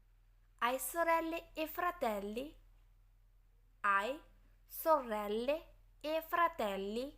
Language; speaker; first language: Italian; non-native, fluent; Urdu